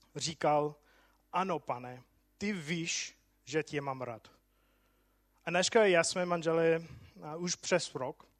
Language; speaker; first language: Czech; non-native, fluent; English